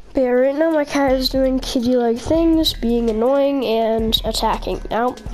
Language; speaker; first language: English; native; English